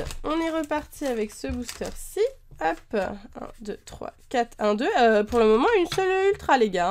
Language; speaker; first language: French; native; French